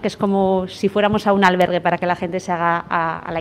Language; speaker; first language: Spanish; native; Spanish